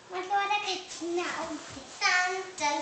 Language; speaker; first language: Lithuanian; early bilingual, heritage; Lithuanian